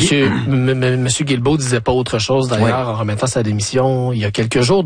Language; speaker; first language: French; native; French